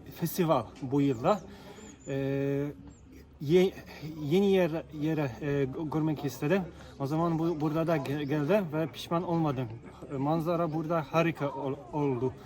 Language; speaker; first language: Turkish; non-native, learner; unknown